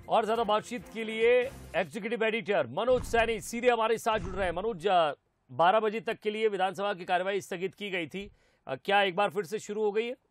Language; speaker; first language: Hindi; native; Hindi